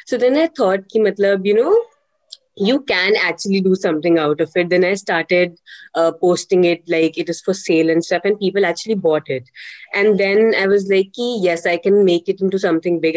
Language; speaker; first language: English; non-native, local second language; Hindi